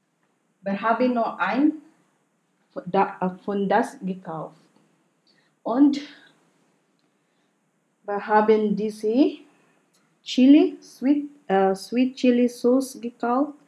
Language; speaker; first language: German; non-native, learner; Filipino